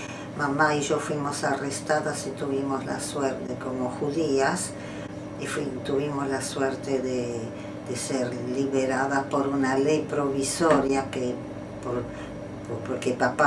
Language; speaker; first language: Spanish; non-native, fluent; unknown